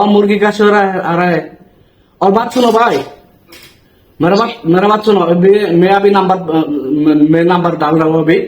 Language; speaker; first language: Hindi; non-native, learner; Bangla